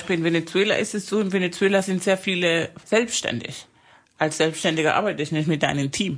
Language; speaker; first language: German; non-native, fluent; Spanish